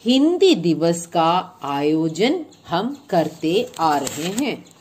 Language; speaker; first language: Hindi; non-native, local second language; Malayalam